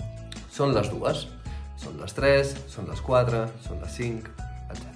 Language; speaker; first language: Catalan; non-native, fluent; Russian